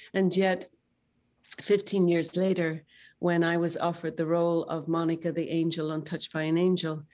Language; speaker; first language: English; native; English